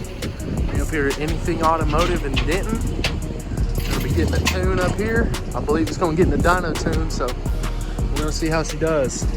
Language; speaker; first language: English; native; English